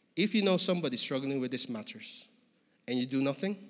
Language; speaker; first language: English; non-native, local second language; Filipino